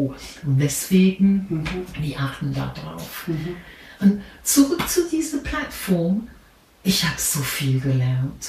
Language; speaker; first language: German; non-native, fluent; English